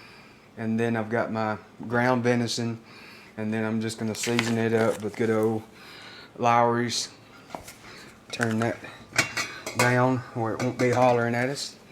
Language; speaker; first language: English; native; English